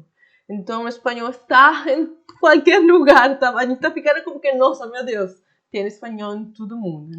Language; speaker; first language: Portuguese; non-native, fluent; Spanish